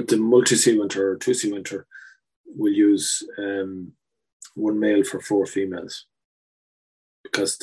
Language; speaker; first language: English; native; English